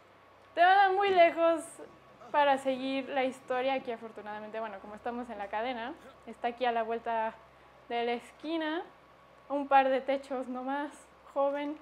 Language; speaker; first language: Spanish; native; Spanish